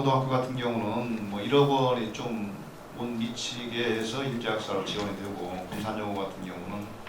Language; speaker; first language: Korean; native; Korean